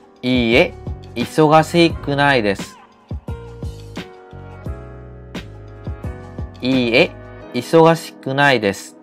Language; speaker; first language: Japanese; non-native, fluent; Khmer